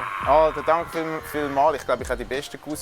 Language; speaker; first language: German; native; German